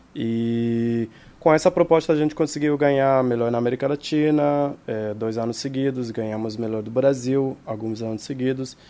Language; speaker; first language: Portuguese; non-native, fluent; Hebrew